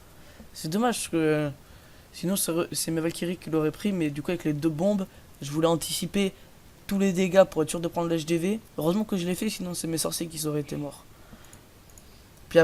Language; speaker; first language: French; native; French